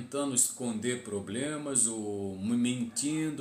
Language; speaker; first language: Portuguese; non-native, fluent; Arabic